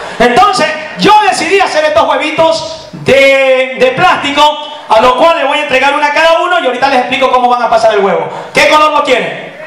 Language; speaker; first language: Spanish; native; Spanish